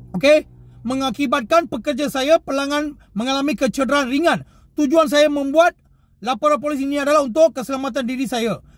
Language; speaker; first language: Malay; non-native, local second language; Tamil